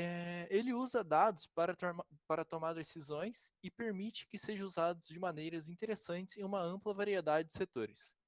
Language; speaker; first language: Portuguese; native; Portuguese